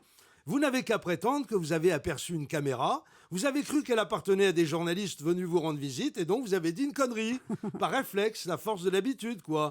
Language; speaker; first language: French; native; French